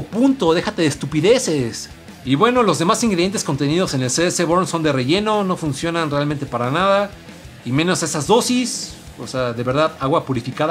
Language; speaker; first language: Spanish; native; Spanish